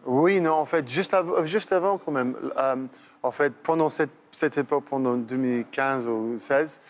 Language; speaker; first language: French; non-native, fluent; English